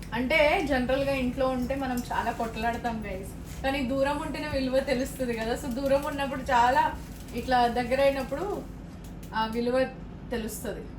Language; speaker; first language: Telugu; non-native, fluent; Hindi